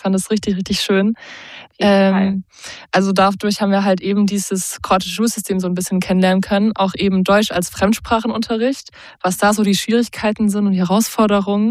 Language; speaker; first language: German; native; German